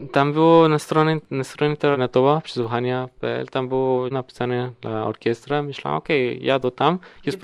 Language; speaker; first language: Polish; non-native, learner; Spanish